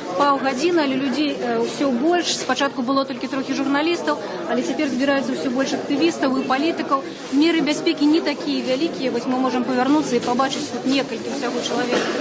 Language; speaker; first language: Belarusian; native; Belarusian